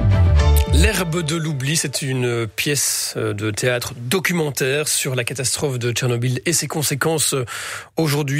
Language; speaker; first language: French; native; French